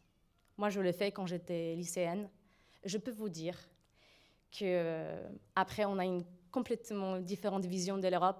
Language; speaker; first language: French; non-native, fluent; Polish